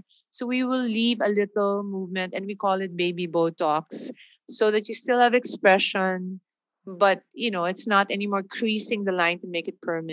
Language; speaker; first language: English; non-native, local second language; Filipino